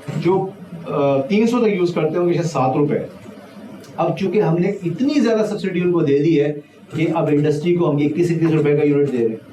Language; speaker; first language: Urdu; non-native, local second language; Punjabi